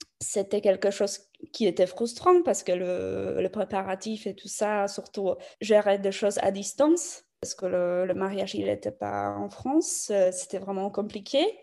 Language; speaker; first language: French; non-native, fluent; Polish